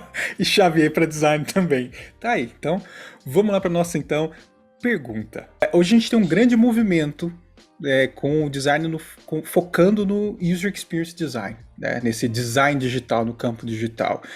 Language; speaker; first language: Portuguese; native; Portuguese